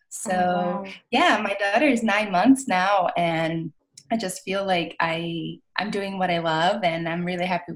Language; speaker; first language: English; non-native, fluent; Portuguese